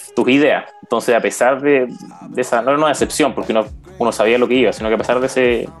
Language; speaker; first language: Spanish; native; Spanish